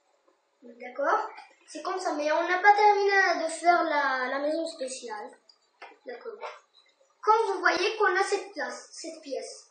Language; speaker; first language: French; non-native, learner; Arabic